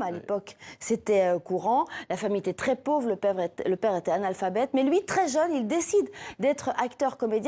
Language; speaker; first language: French; native; French